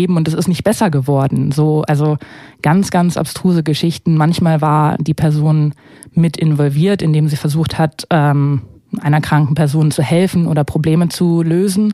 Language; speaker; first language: German; native; German